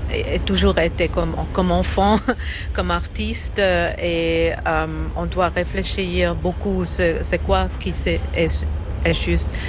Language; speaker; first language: French; non-native, fluent; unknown